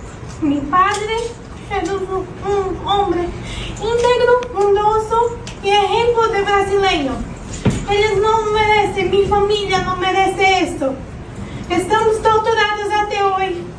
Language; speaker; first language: Spanish; non-native, learner; Portuguese